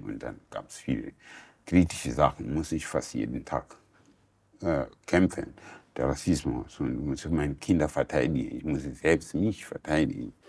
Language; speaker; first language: German; non-native, learner; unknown